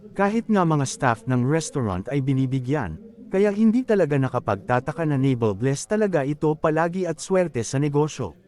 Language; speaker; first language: Filipino; native; Filipino